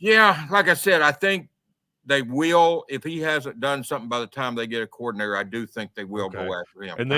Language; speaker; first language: English; native; English